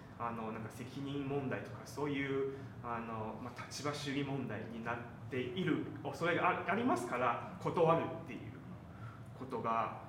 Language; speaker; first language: Japanese; non-native, fluent; Chinese